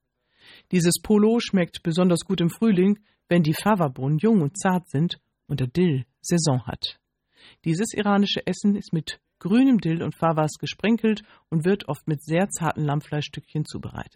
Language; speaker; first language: German; native; German